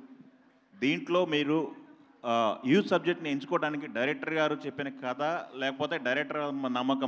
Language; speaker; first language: Telugu; native; Telugu